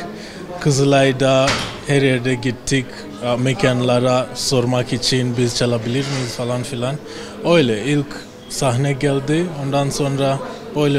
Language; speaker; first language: Turkish; non-native, fluent; Swahili